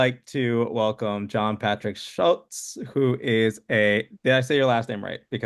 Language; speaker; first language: English; native; English